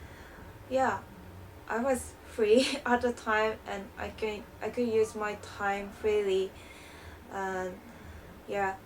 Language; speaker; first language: English; non-native, learner; Japanese